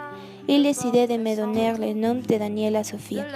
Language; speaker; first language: French; non-native, learner; Spanish